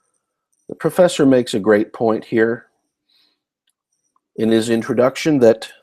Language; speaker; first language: English; native; English